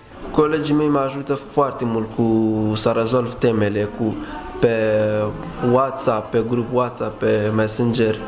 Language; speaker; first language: Romanian; non-native, learner; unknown